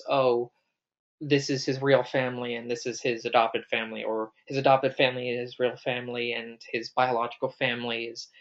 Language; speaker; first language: English; native; English